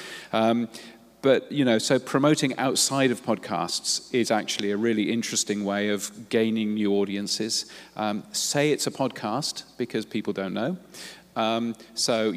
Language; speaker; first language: English; native; English